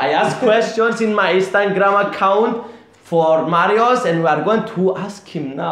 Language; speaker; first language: English; non-native, learner; Greek